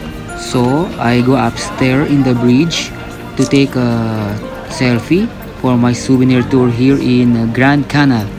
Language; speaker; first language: English; non-native, local second language; Filipino